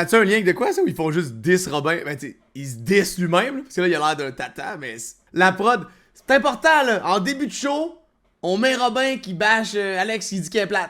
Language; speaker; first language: French; native; French